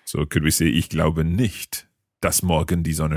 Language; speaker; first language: German; non-native, learner; English